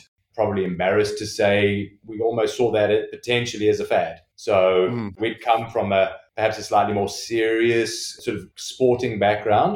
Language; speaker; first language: English; native; English